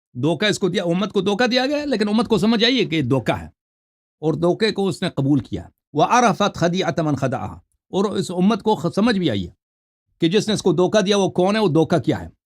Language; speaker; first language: Urdu; non-native, fluent; Persian